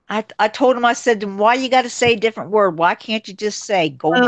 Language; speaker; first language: English; native; English